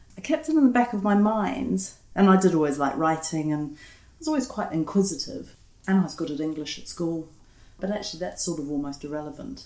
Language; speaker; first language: English; native; English